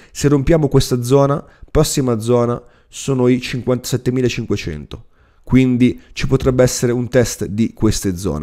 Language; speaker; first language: Italian; native; Italian